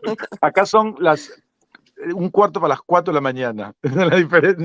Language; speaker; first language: Spanish; native; Spanish